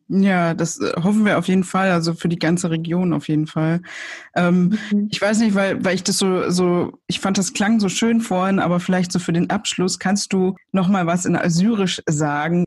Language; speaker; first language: German; native; German